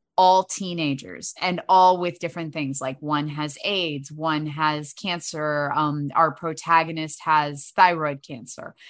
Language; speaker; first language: English; native; English